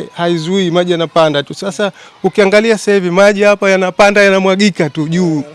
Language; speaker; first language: Swahili; native; Swahili